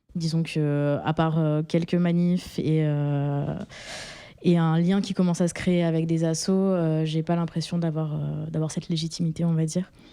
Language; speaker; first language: French; native; French